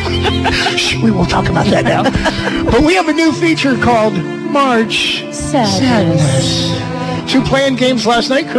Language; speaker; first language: English; native; English